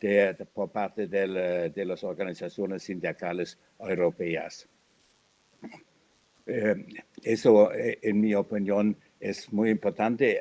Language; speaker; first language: Spanish; non-native, fluent; German